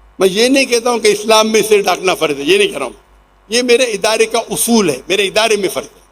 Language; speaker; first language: Urdu; non-native, local second language; Konkani